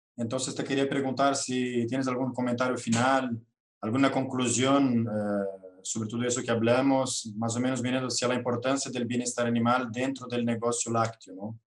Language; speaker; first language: Spanish; non-native, fluent; Portuguese